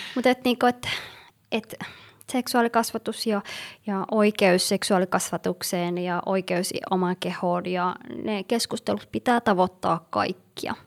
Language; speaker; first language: Finnish; early bilingual, other home language; Somali